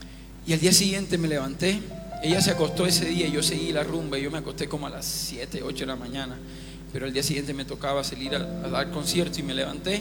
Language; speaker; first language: Spanish; native; Spanish